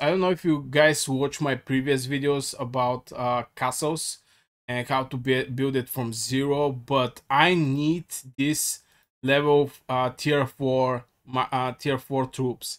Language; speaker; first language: English; non-native, fluent; Bulgarian